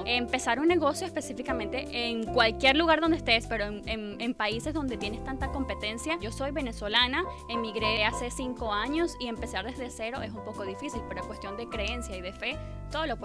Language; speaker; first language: Spanish; native; Spanish